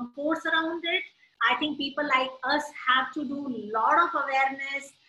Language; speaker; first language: English; non-native, local second language; Hindi